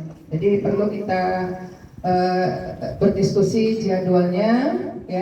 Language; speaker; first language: Indonesian; native; Indonesian